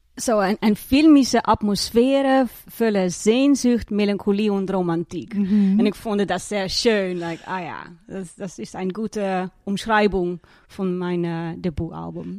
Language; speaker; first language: German; non-native, learner; Dutch